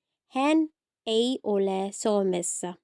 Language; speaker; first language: Finnish; non-native, fluent; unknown